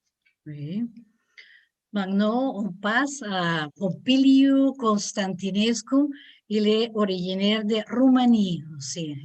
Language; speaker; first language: French; non-native, learner; Spanish